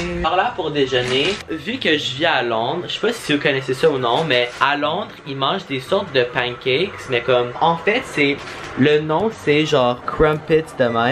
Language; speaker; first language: French; native; French